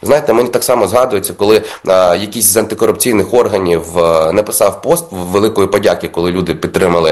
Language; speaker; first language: Ukrainian; native; Ukrainian